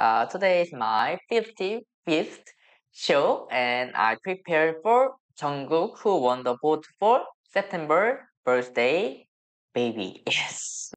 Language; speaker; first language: English; non-native, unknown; Korean